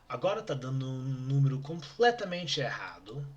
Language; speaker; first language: Portuguese; non-native, learner; English